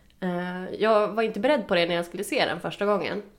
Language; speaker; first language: Swedish; native; Swedish